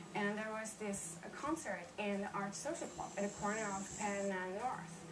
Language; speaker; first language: English; non-native, fluent; Dutch